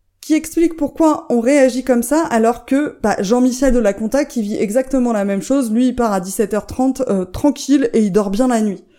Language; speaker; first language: French; native; French